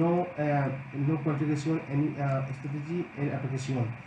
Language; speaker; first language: Spanish; non-native, learner; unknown